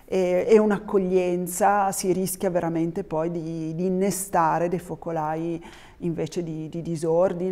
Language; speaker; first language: Italian; native; Italian